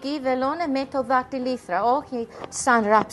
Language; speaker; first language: Greek; non-native, learner; English